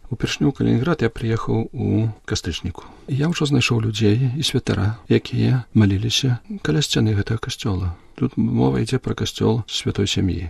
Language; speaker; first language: Belarusian; non-native, local second language; Polish